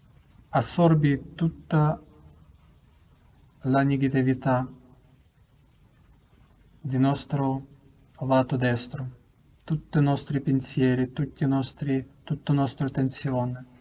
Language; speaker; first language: Italian; non-native, learner; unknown